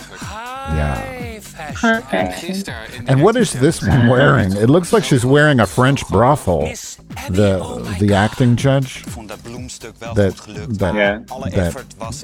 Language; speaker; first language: English; native; English